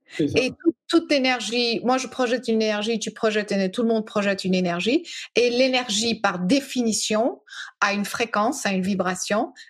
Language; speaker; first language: French; early bilingual, other home language; English